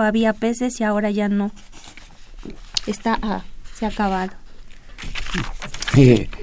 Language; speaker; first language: Spanish; native; Spanish